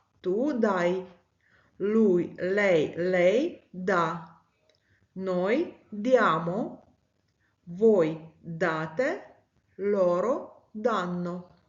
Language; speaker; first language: Italian; non-native, fluent; Ukrainian